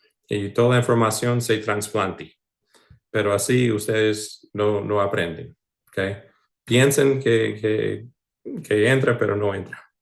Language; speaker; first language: Spanish; non-native, fluent; English